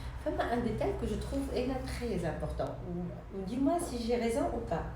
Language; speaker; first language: French; non-native, local second language; Arabic